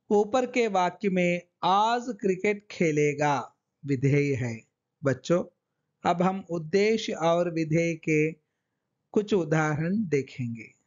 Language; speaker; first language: Hindi; non-native, local second language; Telugu